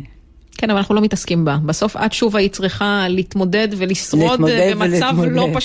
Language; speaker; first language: Hebrew; native; Hebrew